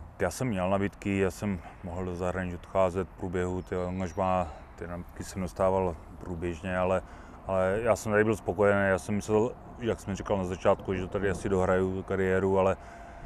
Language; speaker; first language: Czech; native; Czech